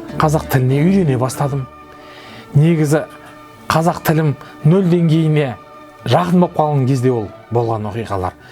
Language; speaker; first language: Kazakh; non-native, local second language; Russian